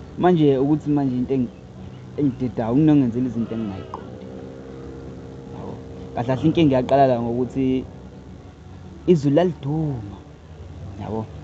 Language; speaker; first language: Zulu; native; Zulu